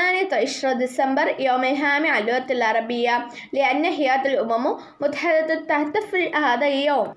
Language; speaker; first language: Arabic; non-native, learner; Malayalam